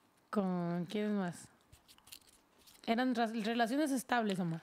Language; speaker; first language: Spanish; early bilingual, heritage; Spanish